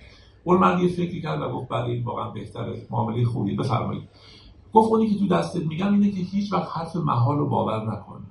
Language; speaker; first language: Persian; native; Persian